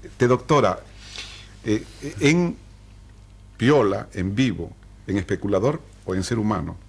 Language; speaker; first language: Spanish; native; Spanish